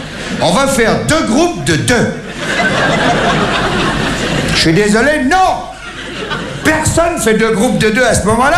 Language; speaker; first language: French; native; French